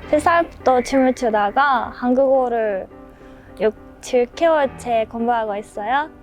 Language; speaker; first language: Korean; non-native, learner; Japanese